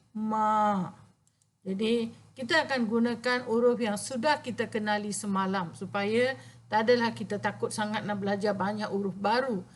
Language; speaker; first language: Malay; non-native, local second language; Tamil